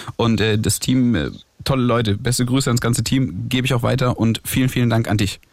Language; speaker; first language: German; native; German